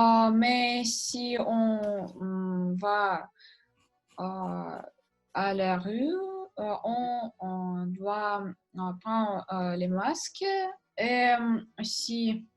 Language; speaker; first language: French; non-native, learner; Russian